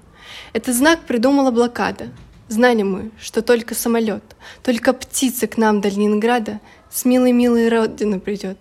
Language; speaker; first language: Russian; native; Russian